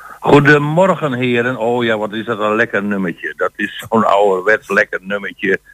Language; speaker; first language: Dutch; native; Dutch